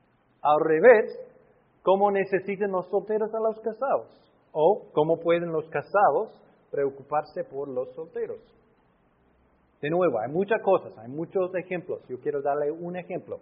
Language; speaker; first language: Spanish; non-native, fluent; English